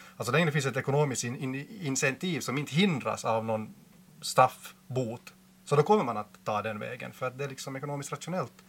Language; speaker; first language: Swedish; native; Swedish